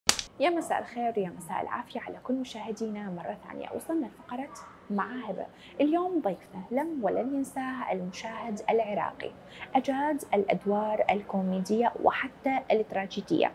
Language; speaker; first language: Arabic; native; Arabic